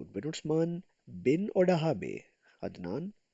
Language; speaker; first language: German; non-native, fluent; Urdu